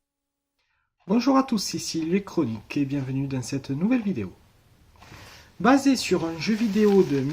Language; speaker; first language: French; native; French